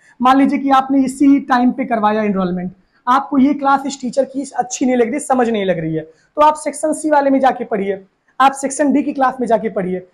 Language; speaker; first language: Hindi; native; Hindi